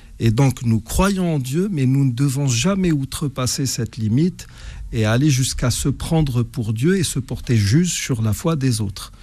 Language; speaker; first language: French; non-native, local second language; Arabic